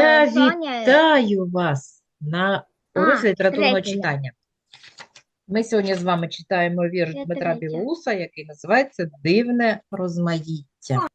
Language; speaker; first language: Ukrainian; native; Ukrainian